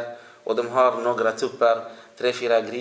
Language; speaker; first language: Swedish; early bilingual, other home language; Arabic